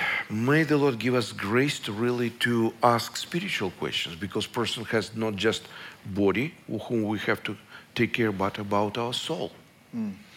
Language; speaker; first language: English; non-native, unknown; Russian